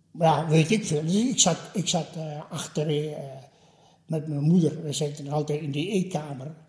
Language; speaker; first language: Dutch; early bilingual, other home language; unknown